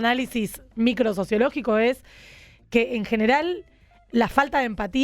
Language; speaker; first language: Spanish; native; Spanish